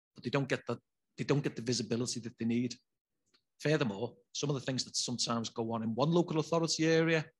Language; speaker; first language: English; native; English